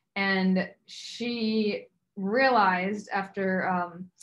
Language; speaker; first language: English; native; English